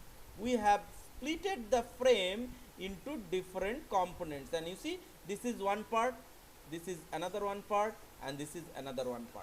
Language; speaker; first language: English; non-native, local second language; Bangla